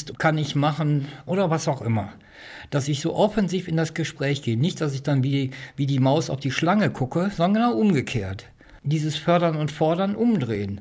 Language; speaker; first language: German; native; German